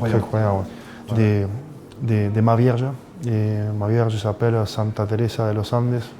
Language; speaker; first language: French; non-native, fluent; Spanish